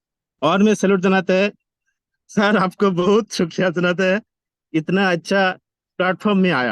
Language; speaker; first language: Hindi; non-native, learner; Bangla